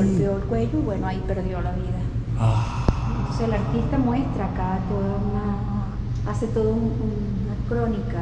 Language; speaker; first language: Spanish; native; Spanish